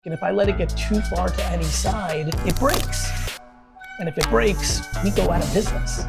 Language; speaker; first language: English; early bilingual, other home language; Russian